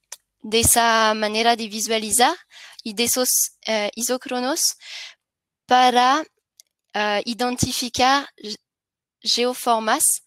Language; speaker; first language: Spanish; non-native, learner; French